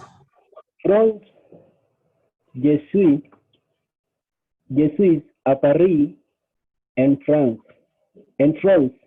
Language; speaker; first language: French; non-native, learner; English